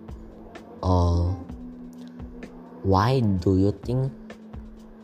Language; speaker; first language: English; non-native, learner; Korean